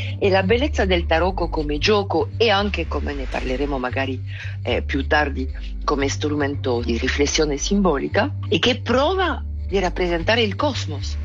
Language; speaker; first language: Italian; non-native, fluent; French